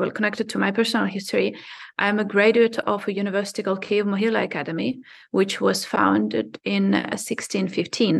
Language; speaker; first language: English; non-native, fluent; Ukrainian